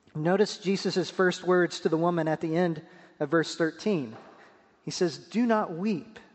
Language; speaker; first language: English; native; English